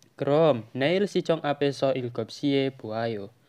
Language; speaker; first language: Korean; non-native, learner; Indonesian